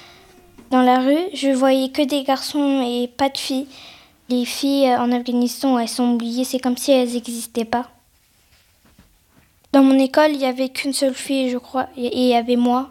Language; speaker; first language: French; early bilingual, other home language; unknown